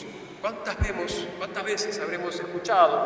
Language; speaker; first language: Spanish; native; Spanish